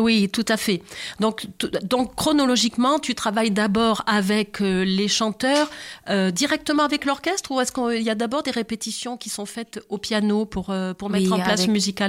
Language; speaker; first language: French; native; French